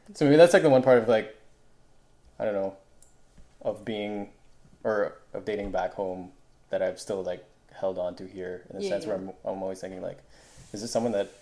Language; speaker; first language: English; non-native, local second language; Filipino